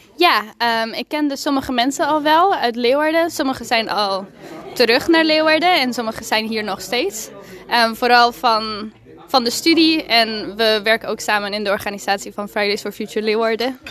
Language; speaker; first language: Dutch; non-native, fluent; Spanish